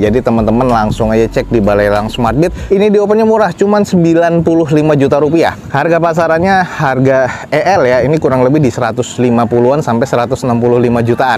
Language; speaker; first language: Indonesian; native; Indonesian